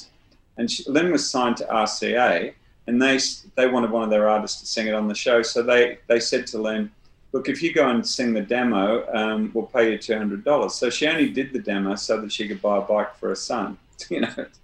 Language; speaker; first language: English; native; English